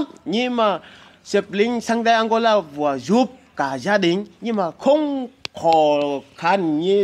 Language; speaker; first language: Vietnamese; non-native, learner; Portuguese